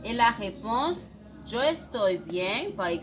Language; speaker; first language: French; non-native, fluent; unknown